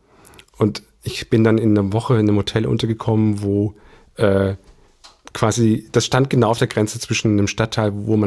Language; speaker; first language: German; native; German